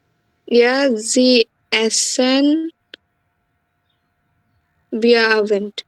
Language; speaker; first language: German; non-native, learner; Bangla